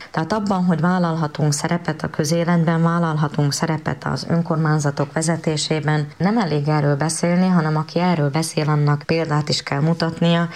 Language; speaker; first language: Hungarian; native; Hungarian